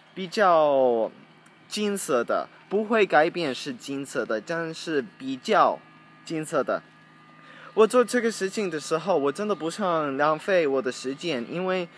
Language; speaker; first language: Chinese; non-native, learner; English